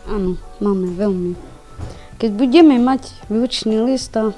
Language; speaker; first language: Slovak; non-native, local second language; Romany